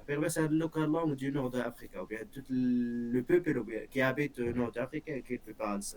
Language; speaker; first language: French; non-native, local second language; Berber languages